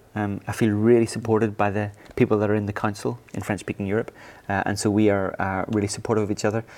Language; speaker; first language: English; native; English